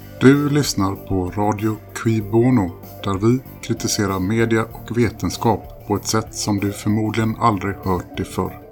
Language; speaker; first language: Swedish; native; Swedish